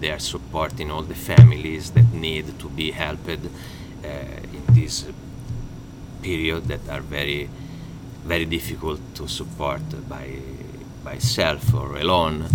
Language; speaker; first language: English; non-native, learner; Italian